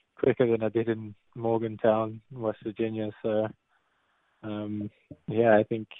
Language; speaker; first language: English; native; English